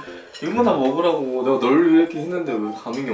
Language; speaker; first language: Korean; native; Korean